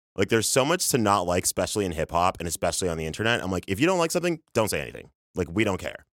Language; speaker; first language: English; native; English